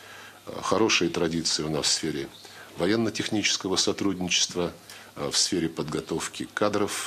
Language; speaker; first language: Russian; native; Russian